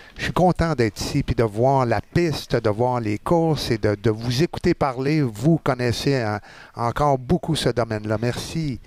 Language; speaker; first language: French; native; French